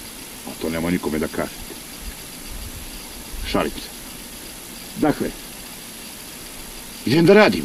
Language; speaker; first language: Serbian; native; Serbian